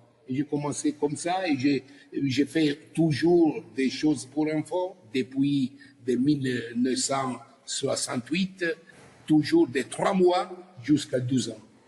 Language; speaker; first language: French; non-native, learner; Italian